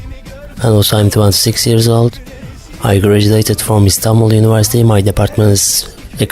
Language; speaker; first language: English; non-native, learner; Turkish